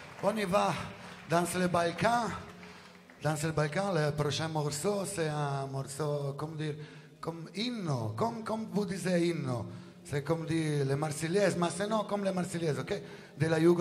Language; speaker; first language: French; non-native, learner; Italian